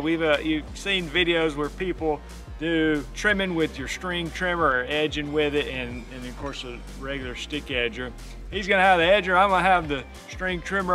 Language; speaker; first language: English; native; English